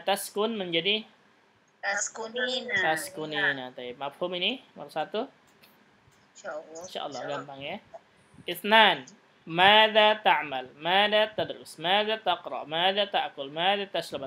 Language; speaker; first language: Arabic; non-native, fluent; Indonesian